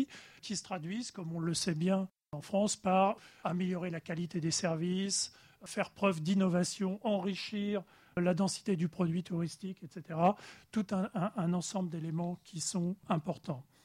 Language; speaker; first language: French; native; French